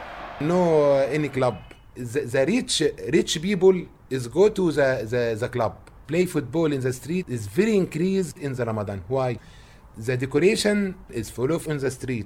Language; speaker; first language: English; non-native, learner; Arabic